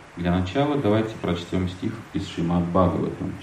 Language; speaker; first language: Russian; native; Russian